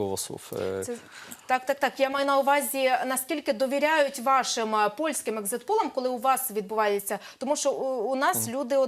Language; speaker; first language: Ukrainian; native; Ukrainian